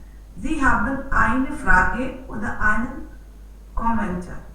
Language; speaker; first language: German; non-native, learner; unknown